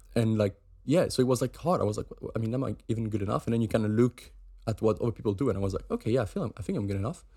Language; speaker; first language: English; non-native, fluent; German